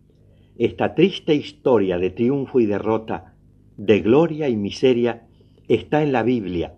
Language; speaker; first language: Spanish; native; Spanish